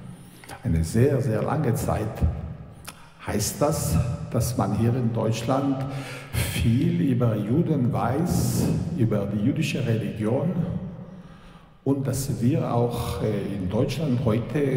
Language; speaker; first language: German; non-native, fluent; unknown